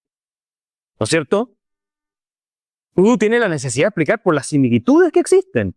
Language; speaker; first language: Spanish; native; Spanish